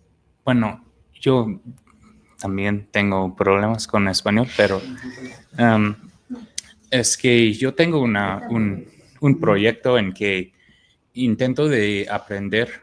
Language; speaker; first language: Spanish; non-native, fluent; English